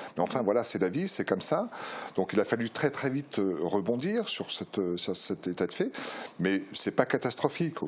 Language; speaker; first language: French; native; French